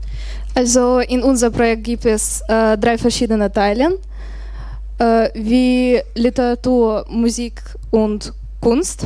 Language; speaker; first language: German; non-native, learner; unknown